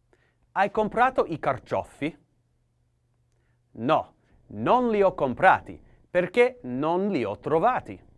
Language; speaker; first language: Italian; non-native, learner; English